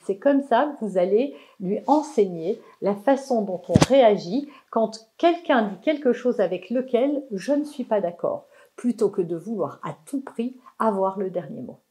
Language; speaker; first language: French; native; French